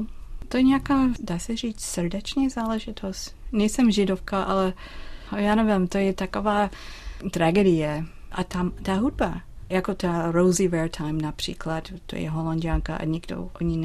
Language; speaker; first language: Czech; non-native, fluent; English